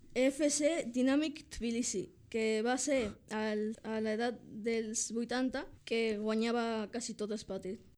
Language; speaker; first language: Catalan; early bilingual, other home language; Georgian